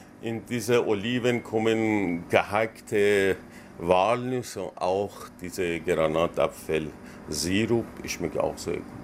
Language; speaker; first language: German; non-native, learner; Persian